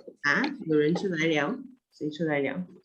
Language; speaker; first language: Chinese; native; Chinese